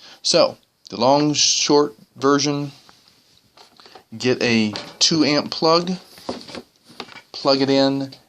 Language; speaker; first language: English; native; English